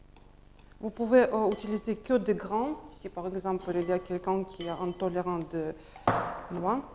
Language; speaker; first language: French; non-native, learner; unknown